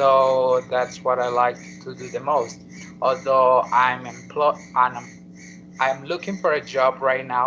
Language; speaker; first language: English; non-native, learner; Spanish